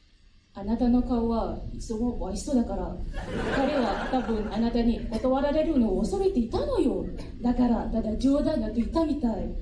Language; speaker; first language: Japanese; non-native, fluent; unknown